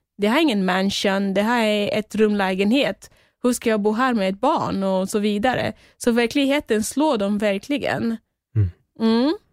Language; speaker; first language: Swedish; early bilingual, other home language; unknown